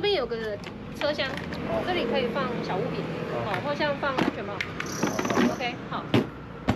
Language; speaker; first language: Chinese; native; Chinese